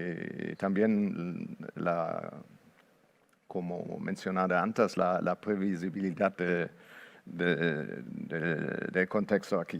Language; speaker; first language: Spanish; non-native, fluent; Portuguese